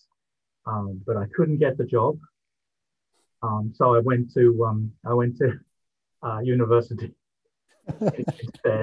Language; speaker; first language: English; native; English